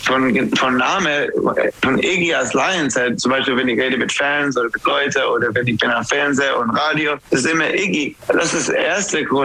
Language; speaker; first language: German; non-native, fluent; English